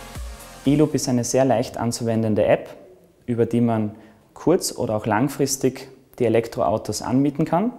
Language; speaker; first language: German; native; German